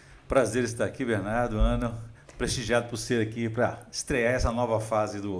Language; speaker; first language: Portuguese; native; Portuguese